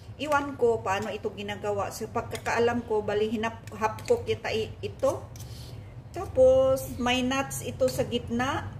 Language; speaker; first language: Filipino; non-native, local second language; Cebuano